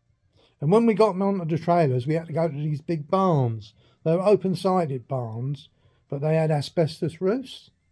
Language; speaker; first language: English; native; English